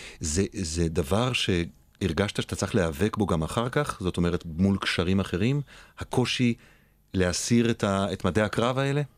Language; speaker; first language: Hebrew; native; Hebrew